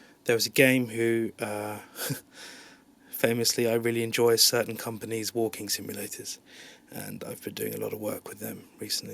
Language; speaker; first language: English; native; English